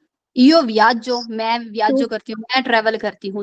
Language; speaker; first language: Italian; non-native, fluent; Urdu